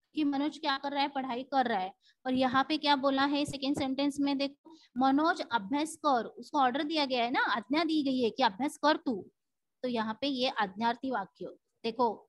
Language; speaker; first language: Hindi; non-native, local second language; Marathi